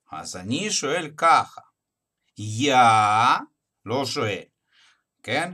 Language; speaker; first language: Hebrew; non-native, fluent; Russian